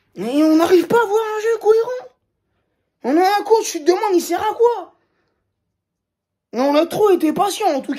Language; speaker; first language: French; native; French